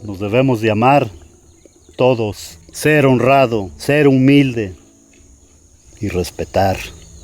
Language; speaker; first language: Spanish; native; Spanish